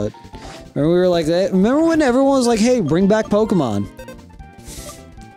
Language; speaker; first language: English; native; English